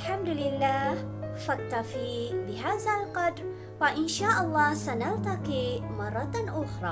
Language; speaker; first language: Arabic; non-native, fluent; Malay